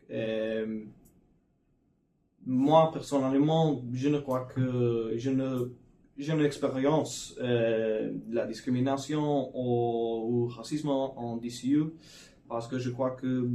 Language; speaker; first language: French; non-native, learner; English